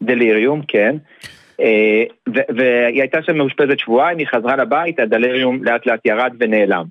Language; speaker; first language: Hebrew; native; Hebrew